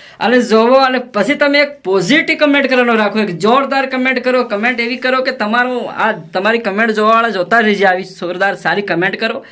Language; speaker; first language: Gujarati; non-native, local second language; Bhili